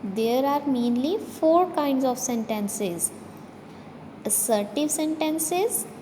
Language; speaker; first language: English; non-native, local second language; Punjabi